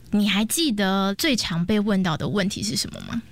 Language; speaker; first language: Chinese; native; Chinese